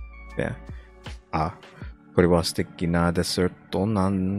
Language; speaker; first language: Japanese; non-native, learner; English